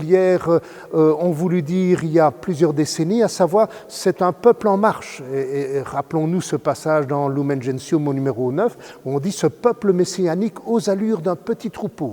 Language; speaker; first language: French; native; French